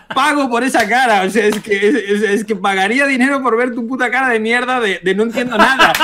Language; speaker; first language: Spanish; native; Spanish